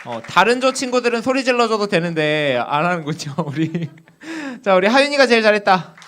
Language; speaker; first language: Korean; native; Korean